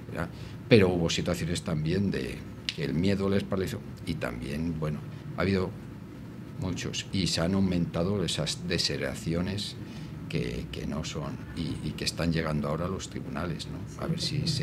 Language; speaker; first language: Spanish; native; Spanish